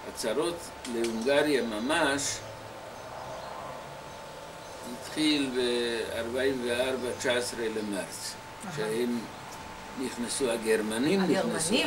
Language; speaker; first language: Hebrew; non-native, fluent; Hungarian